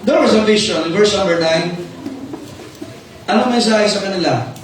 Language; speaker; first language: English; non-native, local second language; Filipino